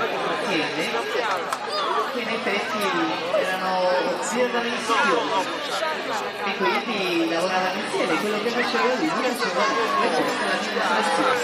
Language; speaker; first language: Italian; native; Italian